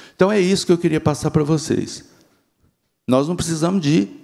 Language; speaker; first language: Portuguese; native; Portuguese